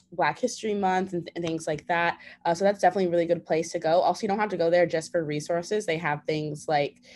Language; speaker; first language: English; native; English